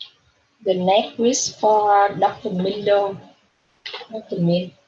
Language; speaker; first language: English; non-native, learner; Vietnamese